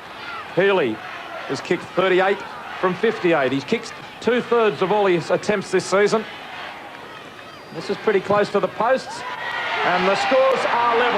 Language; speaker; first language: English; native; English